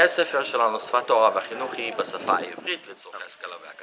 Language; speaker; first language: Hebrew; non-native, local second language; Adyghe